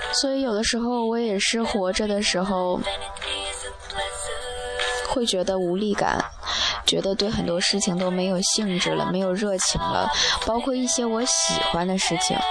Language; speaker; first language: Chinese; native; Chinese